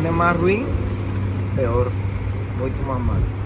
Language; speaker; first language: Portuguese; non-native, learner; Spanish